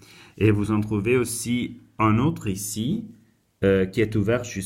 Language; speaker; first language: French; non-native, fluent; Italian